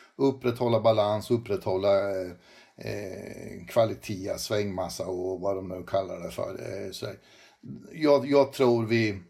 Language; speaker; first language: Swedish; native; Swedish